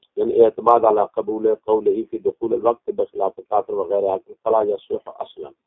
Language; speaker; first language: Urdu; non-native, local second language; Punjabi